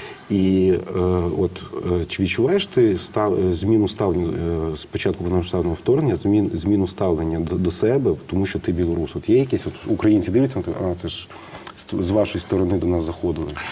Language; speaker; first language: Ukrainian; native; Ukrainian